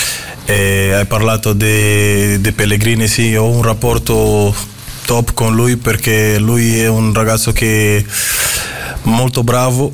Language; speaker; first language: Italian; non-native, fluent; Portuguese